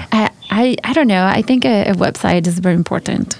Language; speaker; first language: English; non-native, fluent; Spanish